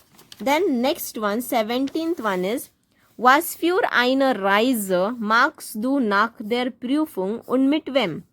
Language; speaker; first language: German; non-native, learner; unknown